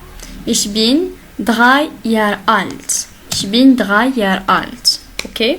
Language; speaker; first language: German; non-native, learner; Arabic